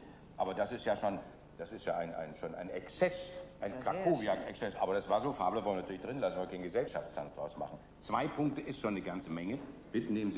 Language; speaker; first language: German; native; German